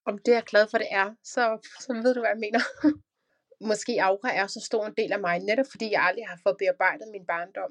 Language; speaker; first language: Danish; native; Danish